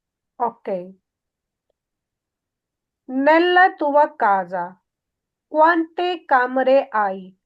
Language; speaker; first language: Italian; non-native, learner; Urdu